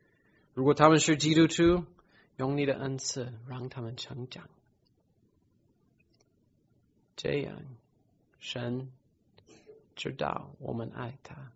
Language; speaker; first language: Chinese; non-native, fluent; English